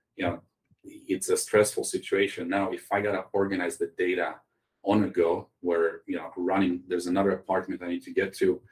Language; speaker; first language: English; non-native, fluent; Croatian